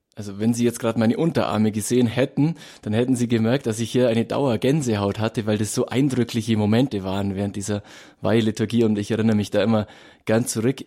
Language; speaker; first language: German; native; German